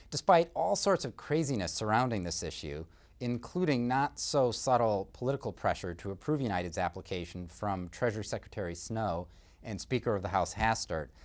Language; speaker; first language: English; native; English